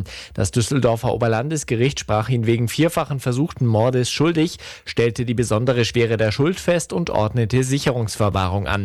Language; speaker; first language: German; native; German